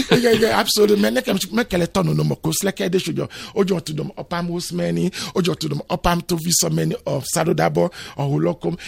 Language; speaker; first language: Hungarian; non-native, fluent; Yoruba